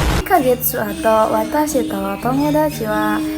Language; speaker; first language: Japanese; non-native, learner; Indonesian